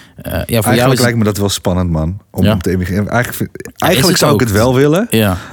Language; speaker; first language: Dutch; early bilingual, other home language; Greek